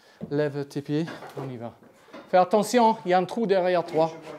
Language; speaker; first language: French; non-native, fluent; English